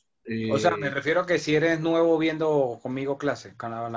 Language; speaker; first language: Spanish; native; Spanish